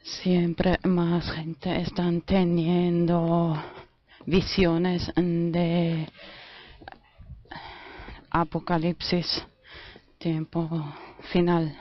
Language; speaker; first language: Spanish; non-native, fluent; German